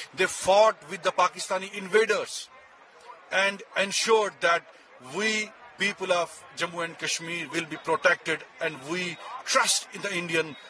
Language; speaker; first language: English; non-native, local second language; Kashmiri